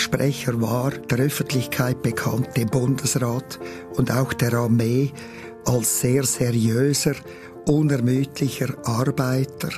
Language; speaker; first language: German; native; German